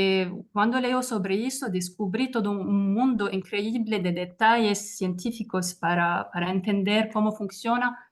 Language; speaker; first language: Spanish; non-native, fluent; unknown